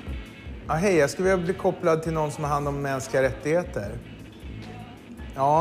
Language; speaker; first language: Swedish; native; Swedish